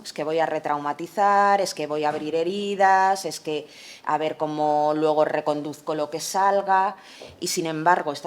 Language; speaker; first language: Spanish; native; Spanish